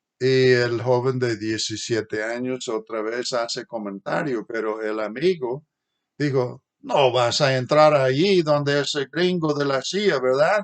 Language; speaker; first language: Spanish; non-native, fluent; English